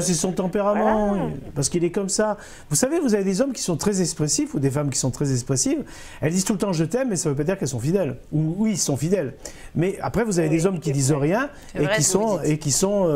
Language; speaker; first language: French; native; French